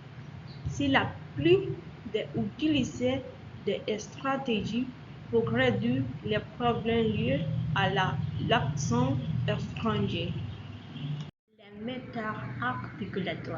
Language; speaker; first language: French; non-native, learner; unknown